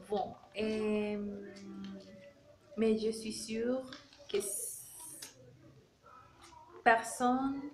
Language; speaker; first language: French; non-native, learner; Spanish